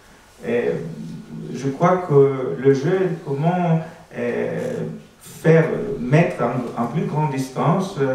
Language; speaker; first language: French; non-native, fluent; Greek